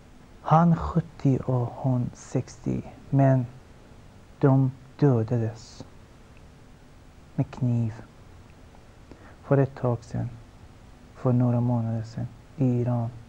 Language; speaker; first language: Swedish; non-native, fluent; Persian